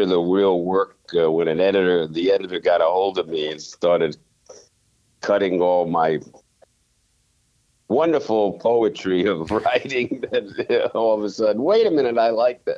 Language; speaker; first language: English; native; English